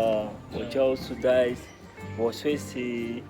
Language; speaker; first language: Chinese; non-native, learner; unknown